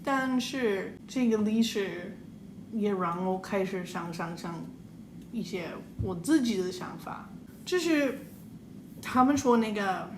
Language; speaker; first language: Chinese; non-native, learner; English